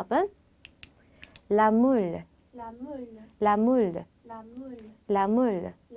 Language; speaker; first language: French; non-native, fluent; Korean